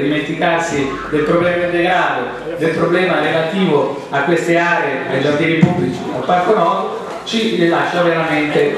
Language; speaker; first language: Italian; native; Italian